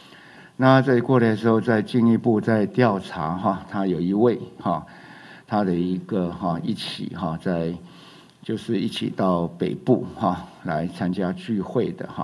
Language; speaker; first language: Chinese; native; Chinese